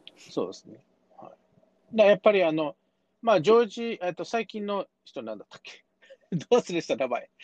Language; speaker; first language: Japanese; early bilingual, heritage; Japanese